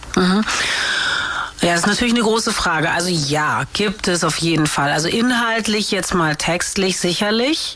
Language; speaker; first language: German; native; German